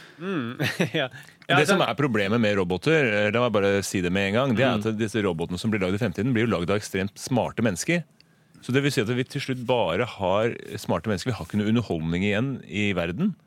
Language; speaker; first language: Norwegian; native; Norwegian